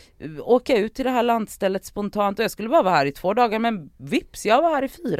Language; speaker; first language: Swedish; native; Swedish